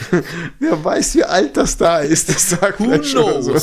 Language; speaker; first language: German; non-native, fluent; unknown